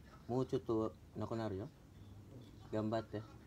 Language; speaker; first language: Japanese; non-native, learner; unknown